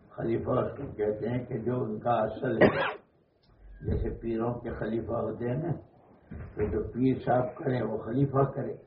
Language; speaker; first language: Urdu; non-native, local second language; Gujarati